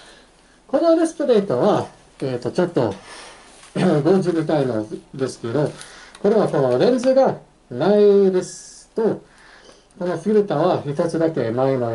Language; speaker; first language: Japanese; non-native, fluent; English